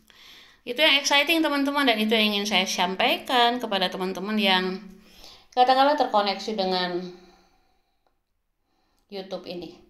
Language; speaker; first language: Indonesian; native; Indonesian